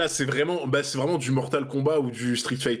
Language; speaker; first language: French; native; French